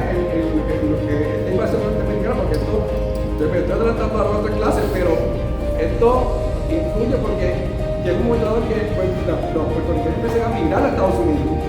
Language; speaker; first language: Spanish; early bilingual, heritage; Spanish